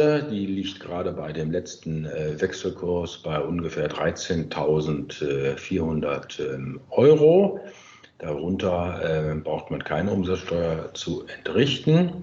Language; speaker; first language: German; native; German